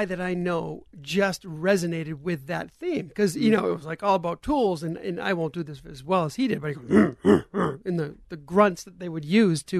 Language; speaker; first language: English; native; English